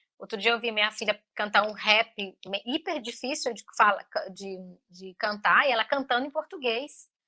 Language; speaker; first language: Portuguese; native; Portuguese